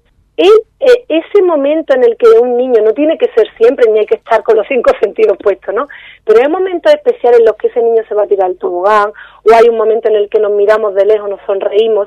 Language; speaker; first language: Spanish; native; Spanish